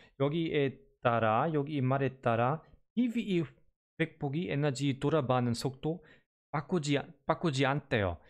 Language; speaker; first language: Korean; non-native, learner; German